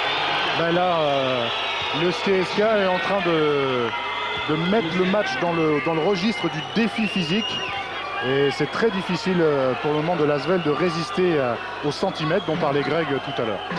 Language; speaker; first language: French; native; French